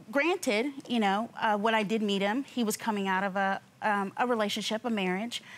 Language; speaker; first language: English; native; English